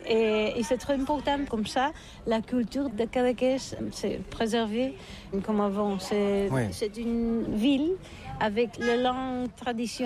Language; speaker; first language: French; non-native, learner; Catalan